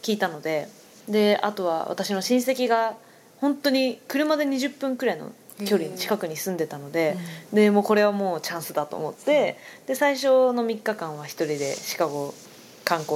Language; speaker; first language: Japanese; native; Japanese